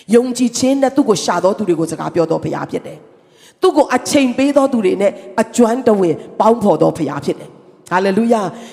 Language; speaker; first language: Burmese; non-native, local second language; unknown